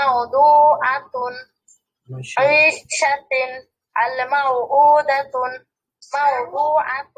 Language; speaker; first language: Arabic; non-native, learner; Bangla